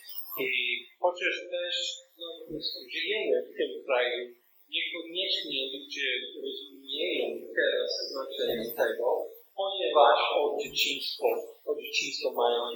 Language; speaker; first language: Polish; non-native, learner; English